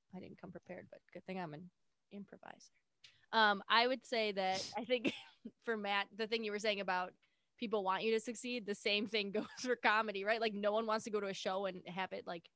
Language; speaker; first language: English; native; English